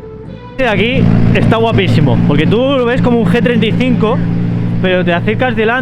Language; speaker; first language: Spanish; native; Spanish